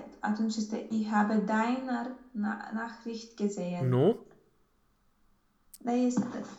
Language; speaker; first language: German; non-native, learner; Romanian